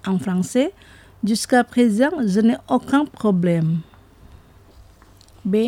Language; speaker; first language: French; non-native, fluent; Indonesian